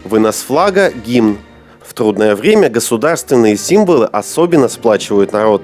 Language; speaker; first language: Russian; native; Russian